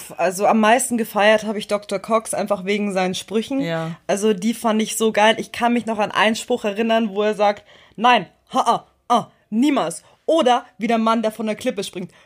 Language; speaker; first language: German; native; German